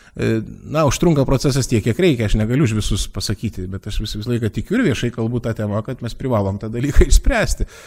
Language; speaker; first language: Lithuanian; native; Lithuanian